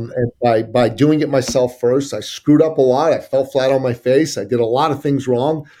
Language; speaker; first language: English; early bilingual, other home language; Persian